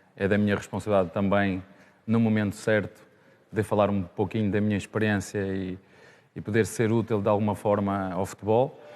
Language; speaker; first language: Portuguese; native; Portuguese